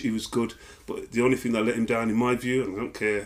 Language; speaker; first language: English; native; English